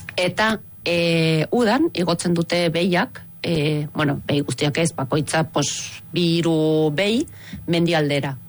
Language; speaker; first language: Basque; non-native, fluent; Swiss German